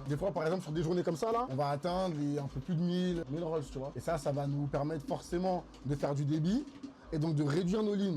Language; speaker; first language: French; native; French